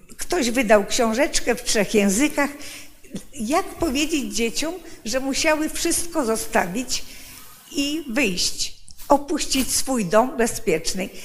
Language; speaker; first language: Polish; native; Polish